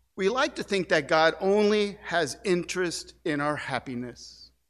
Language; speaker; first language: English; native; English